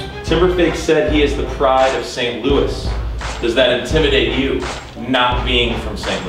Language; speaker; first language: English; native; English